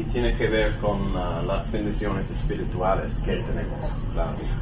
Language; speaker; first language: Spanish; non-native, learner; English